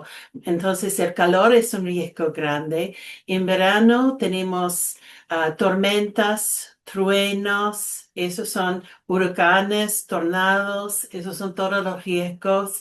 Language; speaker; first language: Spanish; non-native, fluent; English